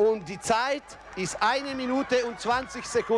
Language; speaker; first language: German; non-native, fluent; Italian